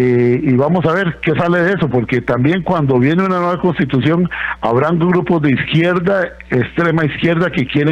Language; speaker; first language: Spanish; native; Spanish